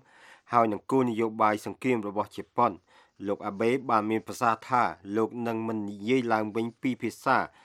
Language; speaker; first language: Khmer; native; Khmer